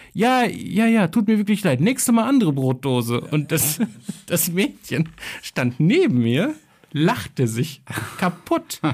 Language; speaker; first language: German; early bilingual, other home language; Albanian